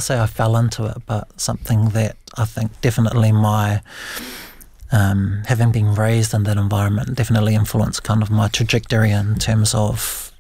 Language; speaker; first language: English; non-native, local second language; Māori